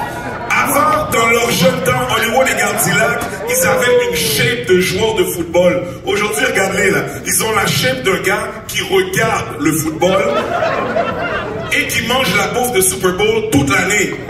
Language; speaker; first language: French; native; French